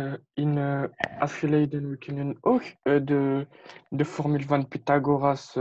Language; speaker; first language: Dutch; non-native, learner; French